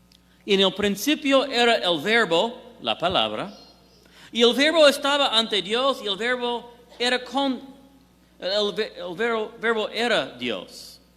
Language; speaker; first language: Spanish; non-native, fluent; English